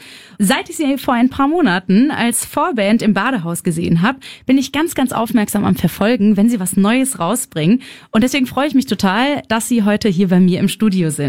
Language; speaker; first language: German; native; German